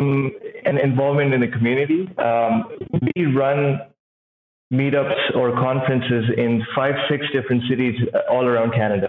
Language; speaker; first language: English; non-native, local second language; Urdu